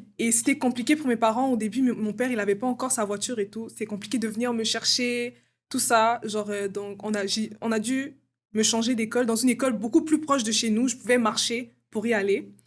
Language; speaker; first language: French; early bilingual, other home language; Kongo